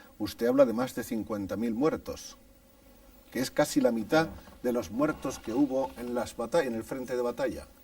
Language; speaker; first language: Spanish; native; Spanish